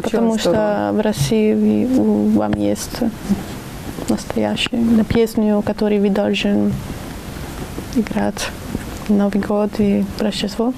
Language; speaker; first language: Russian; non-native, learner; Italian